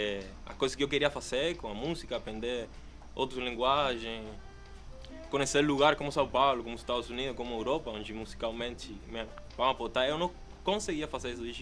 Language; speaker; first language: Portuguese; non-native, fluent; Spanish